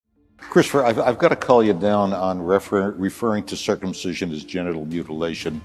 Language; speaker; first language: English; native; English